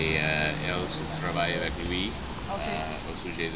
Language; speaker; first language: French; non-native, local second language; English